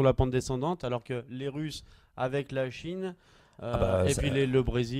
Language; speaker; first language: French; native; French